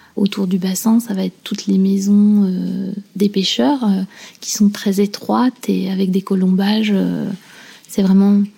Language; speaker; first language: French; native; French